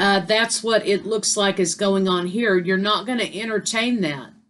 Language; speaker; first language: English; native; English